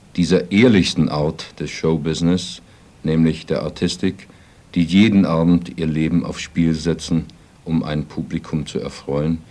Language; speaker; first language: German; native; German